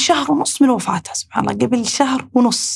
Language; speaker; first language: Arabic; native; Arabic